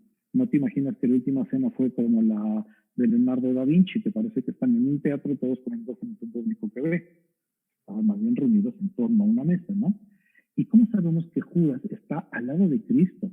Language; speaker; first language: Spanish; native; Spanish